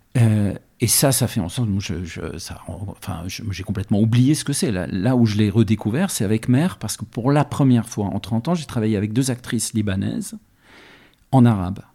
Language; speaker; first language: French; early bilingual, other home language; Arabic